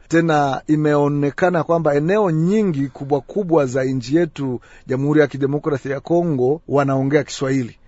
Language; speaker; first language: Swahili; native; Swahili